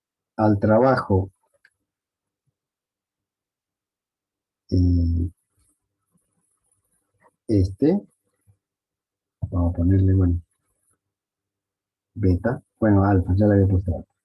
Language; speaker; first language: Spanish; native; Spanish